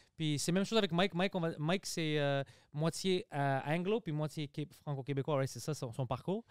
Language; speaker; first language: French; early bilingual, other home language; Greek